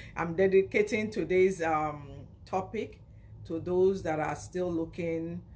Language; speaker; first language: English; non-native, local second language; Yoruba